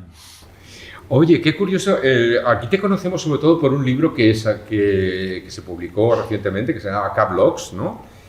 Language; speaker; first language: Spanish; native; Spanish